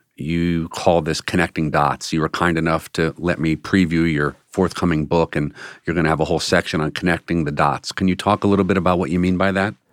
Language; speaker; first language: English; native; English